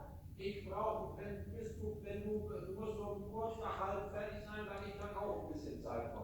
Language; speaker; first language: German; native; German